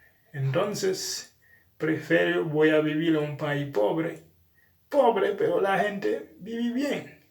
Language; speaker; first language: Spanish; non-native, learner; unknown